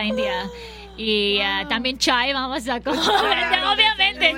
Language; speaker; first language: Spanish; non-native, fluent; Bangla